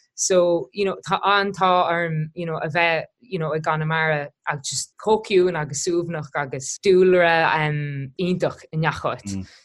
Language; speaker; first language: Irish; non-native, local second language; English